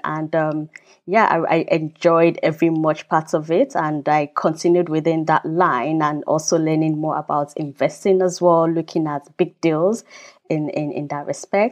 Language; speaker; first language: English; non-native, local second language; Yoruba